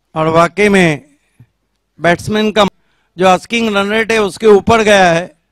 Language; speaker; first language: Hindi; non-native, local second language; Marathi